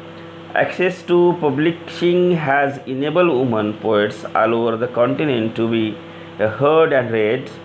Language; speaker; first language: English; non-native, local second language; Marathi